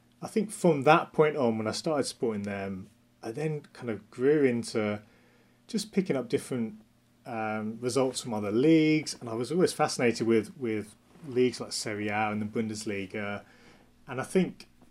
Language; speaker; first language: English; native; English